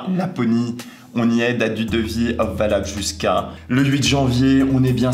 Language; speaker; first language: French; native; French